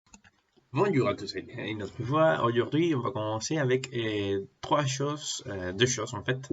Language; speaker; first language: French; non-native, fluent; Spanish